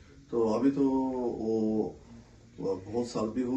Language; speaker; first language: Hindi; non-native, local second language; Bangla